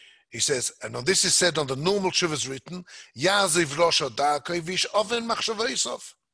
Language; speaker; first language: English; native; English